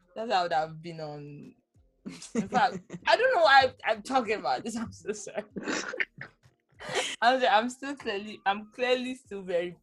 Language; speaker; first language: English; non-native, local second language; Yoruba